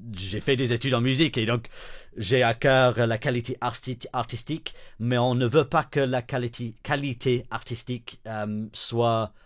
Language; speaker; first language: French; non-native, fluent; English